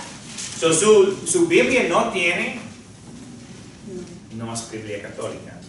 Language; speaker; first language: Spanish; non-native, fluent; English